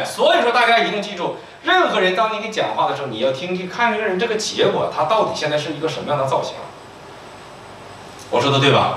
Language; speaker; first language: Chinese; native; Chinese